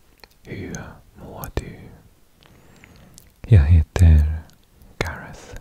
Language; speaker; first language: Swedish; non-native, learner; English